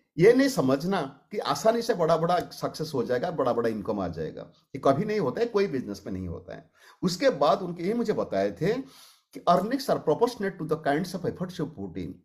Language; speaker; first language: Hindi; non-native, local second language; Odia